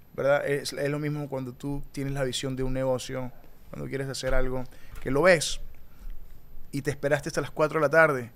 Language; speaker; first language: Spanish; native; Spanish